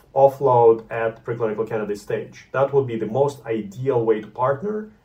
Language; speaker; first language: English; non-native, fluent; Latvian